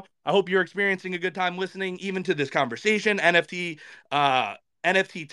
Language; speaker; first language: English; native; English